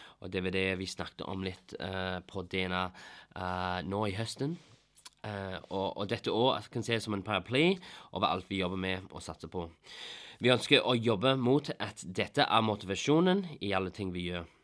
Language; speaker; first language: Norwegian; non-native, fluent; English